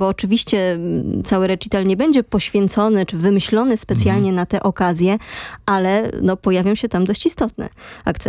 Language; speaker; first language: Polish; native; Polish